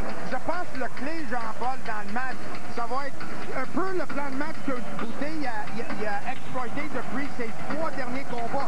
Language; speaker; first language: French; native; French